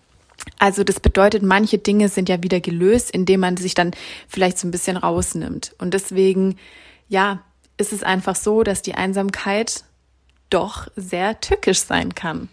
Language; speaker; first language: German; native; German